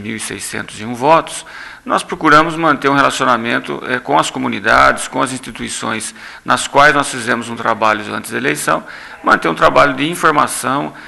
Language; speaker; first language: Portuguese; native; Portuguese